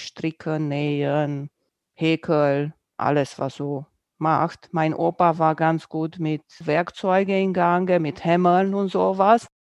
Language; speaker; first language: German; non-native, fluent; Romanian